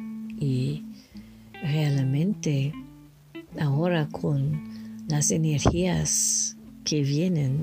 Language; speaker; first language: Spanish; non-native, learner; French